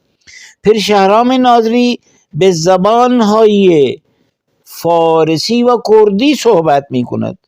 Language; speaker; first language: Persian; non-native, fluent; Urdu